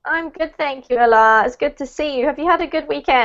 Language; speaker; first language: English; native; English